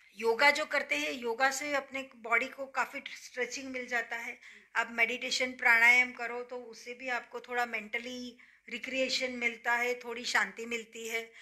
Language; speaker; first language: Hindi; non-native, local second language; Gujarati